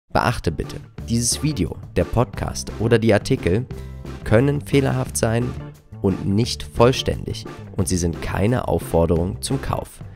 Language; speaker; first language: German; native; German